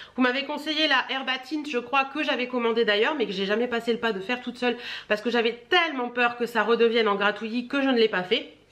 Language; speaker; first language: French; native; French